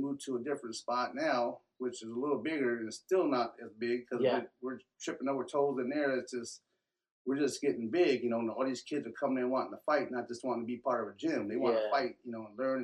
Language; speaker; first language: English; native; English